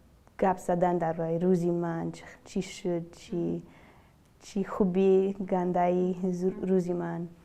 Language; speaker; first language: Persian; early bilingual, other home language; English